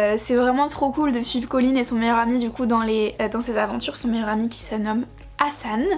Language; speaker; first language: French; native; French